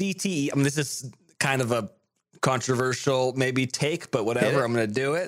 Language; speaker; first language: English; native; English